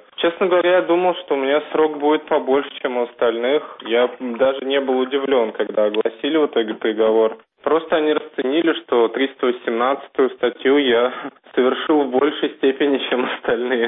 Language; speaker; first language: Russian; native; Russian